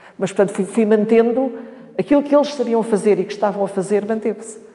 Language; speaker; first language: Portuguese; native; Portuguese